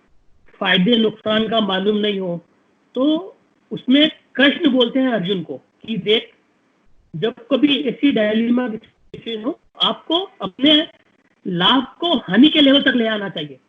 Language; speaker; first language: Hindi; native; Hindi